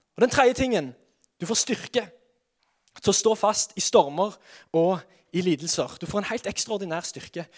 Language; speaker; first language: Norwegian; native; Norwegian